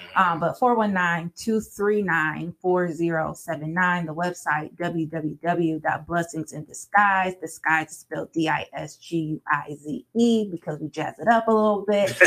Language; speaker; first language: English; native; English